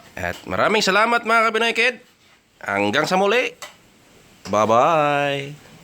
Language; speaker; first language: Filipino; native; Filipino